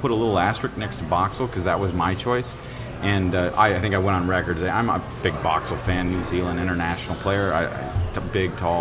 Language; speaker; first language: English; native; English